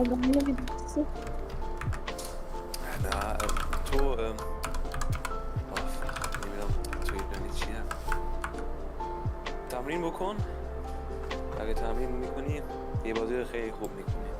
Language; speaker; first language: Persian; early bilingual, other home language; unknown